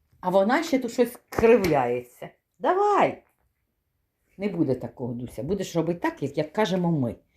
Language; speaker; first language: Ukrainian; native; Ukrainian